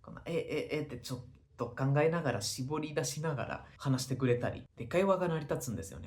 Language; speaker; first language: Japanese; non-native, fluent; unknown